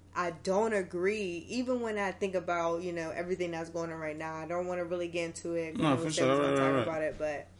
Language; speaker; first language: English; native; English